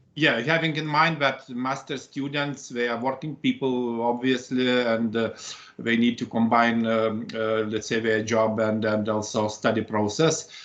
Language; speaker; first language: English; non-native, fluent; Lithuanian